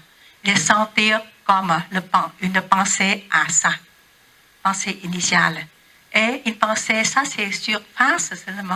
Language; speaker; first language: French; non-native, learner; Vietnamese